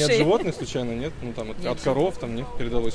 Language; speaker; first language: Russian; native; Russian